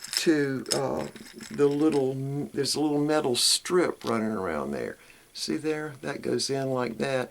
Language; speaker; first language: English; native; English